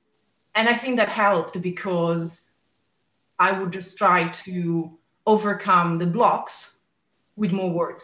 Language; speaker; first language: English; non-native, fluent; Italian